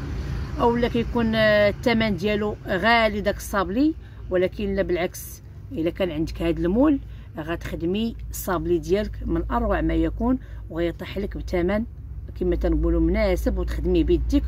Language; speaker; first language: Arabic; native; Arabic